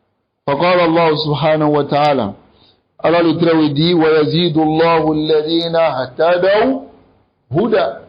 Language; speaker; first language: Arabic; non-native, fluent; French